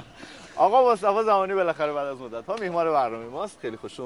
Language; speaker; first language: Persian; native; Persian